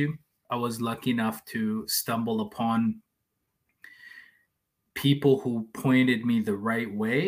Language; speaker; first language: English; non-native, fluent; Spanish